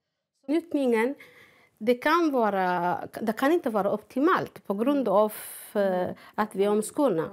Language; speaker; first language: Swedish; non-native, fluent; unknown